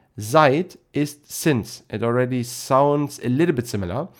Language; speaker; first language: German; native; German